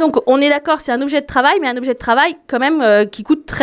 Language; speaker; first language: French; native; French